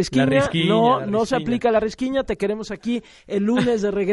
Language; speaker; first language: Spanish; native; Spanish